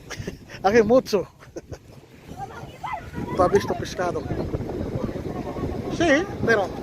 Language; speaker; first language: Spanish; non-native, learner; Filipino